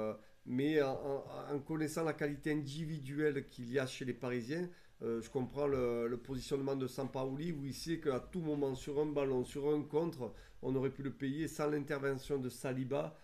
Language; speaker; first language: French; native; French